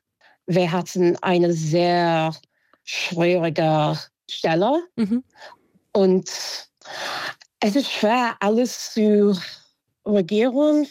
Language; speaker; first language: German; non-native, fluent; English